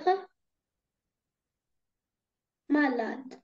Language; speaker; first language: French; non-native, local second language; Arabic